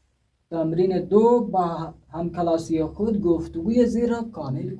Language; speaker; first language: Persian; non-native, fluent; Urdu